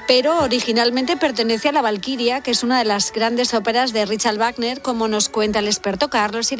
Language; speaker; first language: Spanish; native; Spanish